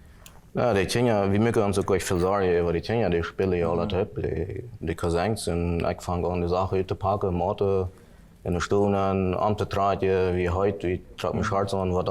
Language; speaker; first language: German; non-native, local second language; Plautdietsch